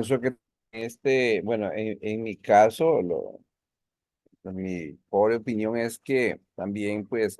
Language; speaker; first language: Spanish; native; Spanish